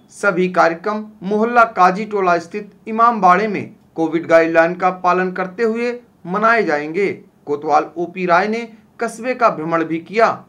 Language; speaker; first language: Hindi; native; Hindi